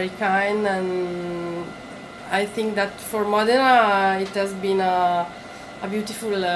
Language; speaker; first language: English; non-native, learner; Italian